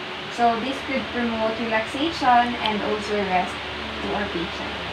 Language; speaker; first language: English; non-native, local second language; Filipino